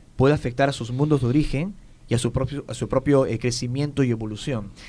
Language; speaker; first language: Spanish; native; Spanish